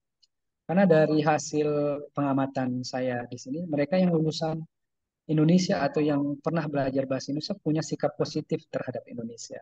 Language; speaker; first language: Indonesian; native; Indonesian